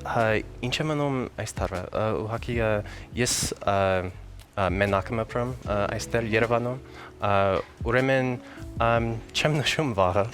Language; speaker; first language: Armenian; non-native, learner; English